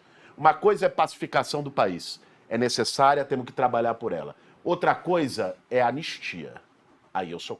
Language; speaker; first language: Portuguese; native; Portuguese